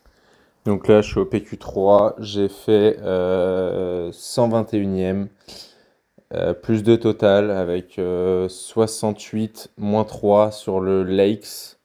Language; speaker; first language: French; native; French